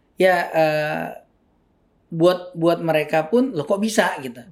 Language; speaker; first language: Indonesian; native; Indonesian